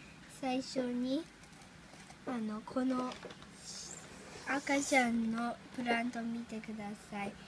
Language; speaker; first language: Japanese; non-native, learner; English